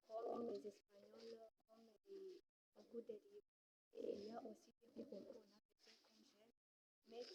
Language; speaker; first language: French; non-native, learner; Rundi